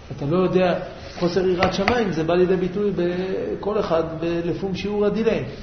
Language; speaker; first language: Hebrew; native; Hebrew